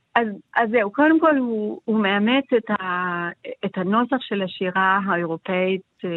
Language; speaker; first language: Hebrew; non-native, fluent; German